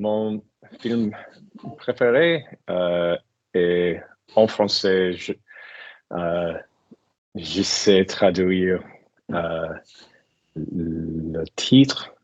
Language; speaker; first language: French; non-native, learner; English